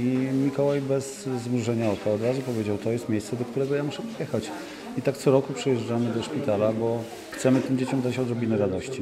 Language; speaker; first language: Polish; native; Polish